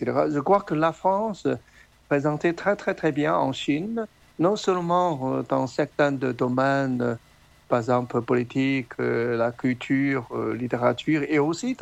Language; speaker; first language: French; non-native, learner; Chinese